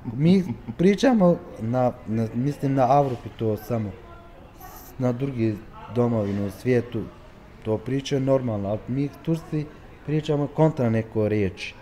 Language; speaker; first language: Croatian; early bilingual, heritage; Turkish